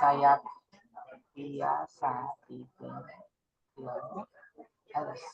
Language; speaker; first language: Indonesian; non-native, learner; Chinese